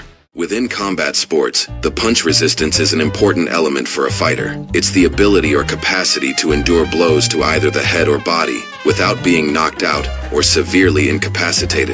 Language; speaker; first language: English; native; English